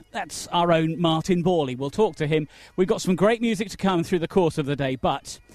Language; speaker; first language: English; native; English